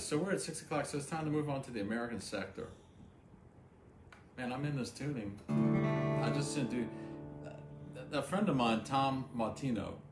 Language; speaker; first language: English; early bilingual, other home language; French